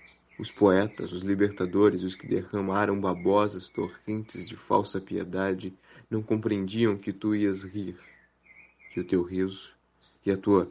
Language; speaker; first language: Portuguese; native; Portuguese